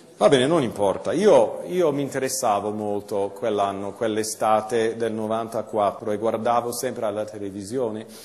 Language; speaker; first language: Italian; non-native, fluent; English